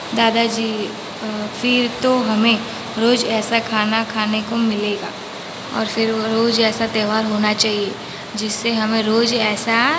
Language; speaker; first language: Hindi; non-native, local second language; Gujarati